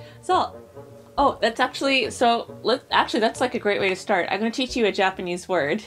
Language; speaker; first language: English; native; English